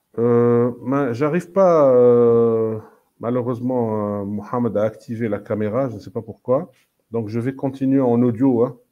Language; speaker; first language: French; non-native, local second language; Arabic